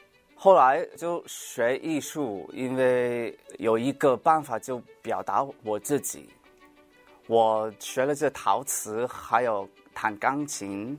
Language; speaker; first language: Chinese; early bilingual, heritage; Cantonese